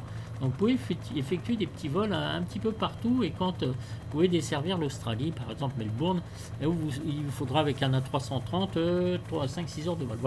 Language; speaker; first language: French; native; French